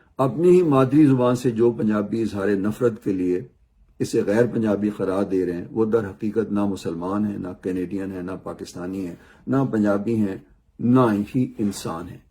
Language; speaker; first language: Urdu; non-native, local second language; Punjabi